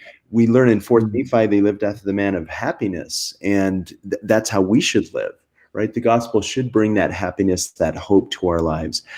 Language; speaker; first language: English; native; English